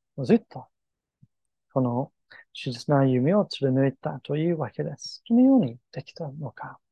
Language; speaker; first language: Japanese; non-native, fluent; English